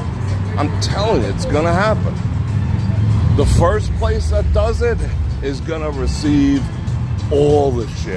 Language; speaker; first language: English; native; English